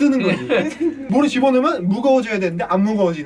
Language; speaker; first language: Korean; native; Korean